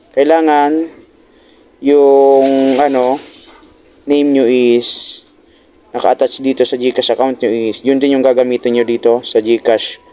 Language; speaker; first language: Filipino; native; Filipino